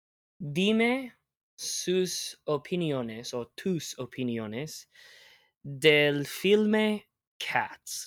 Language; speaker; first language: Spanish; non-native, fluent; English